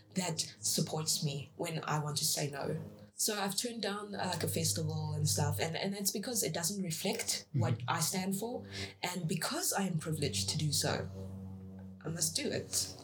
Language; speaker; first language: English; early bilingual, other home language; Chinese